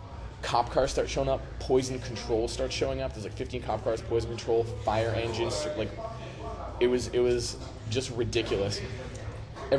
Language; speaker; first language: English; native; English